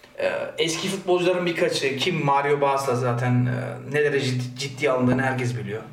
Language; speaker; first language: Turkish; early bilingual, heritage; Turkish